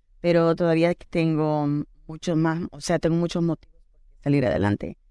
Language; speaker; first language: Spanish; early bilingual, heritage; Spanish